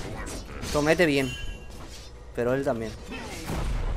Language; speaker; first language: Spanish; native; Spanish